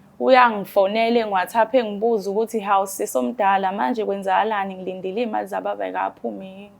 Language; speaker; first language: Zulu; native; Zulu